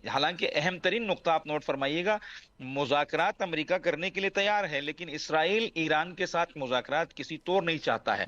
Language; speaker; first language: Urdu; non-native, local second language; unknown